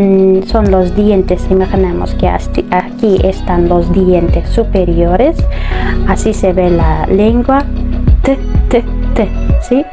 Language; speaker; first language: Spanish; non-native, fluent; Russian